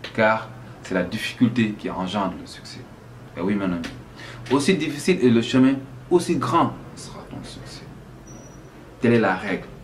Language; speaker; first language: French; non-native, local second language; Wolof